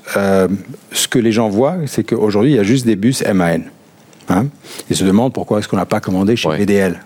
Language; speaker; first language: French; native; French